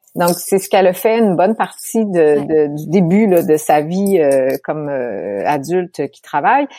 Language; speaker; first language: French; native; French